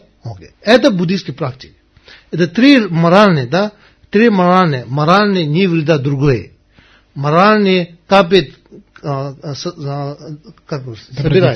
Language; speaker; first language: Russian; non-native, learner; Tibetan